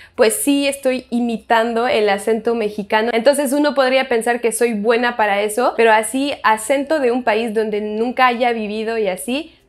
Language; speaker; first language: Spanish; non-native, fluent; French